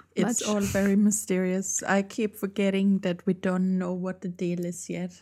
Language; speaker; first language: English; non-native, fluent; Danish